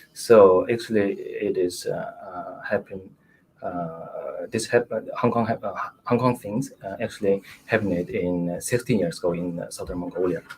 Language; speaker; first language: English; non-native, learner; Mongolian